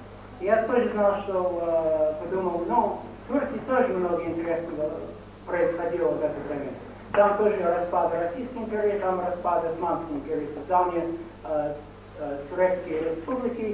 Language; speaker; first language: Russian; non-native, fluent; English